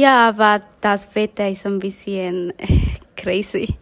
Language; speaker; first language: German; non-native, learner; Spanish